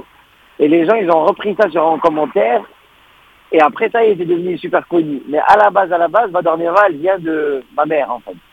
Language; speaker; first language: French; non-native, local second language; Arabic